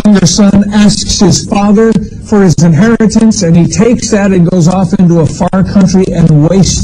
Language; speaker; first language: English; native; English